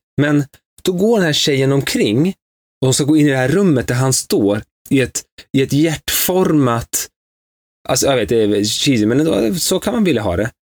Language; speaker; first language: Swedish; early bilingual, other home language; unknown